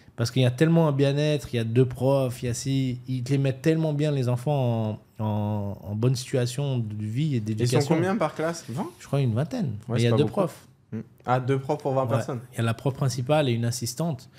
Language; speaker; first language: French; native; French